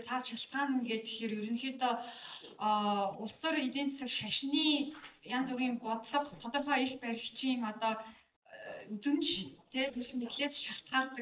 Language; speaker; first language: Mongolian; native; Mongolian